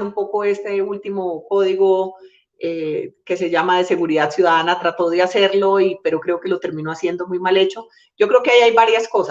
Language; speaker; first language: Spanish; native; Spanish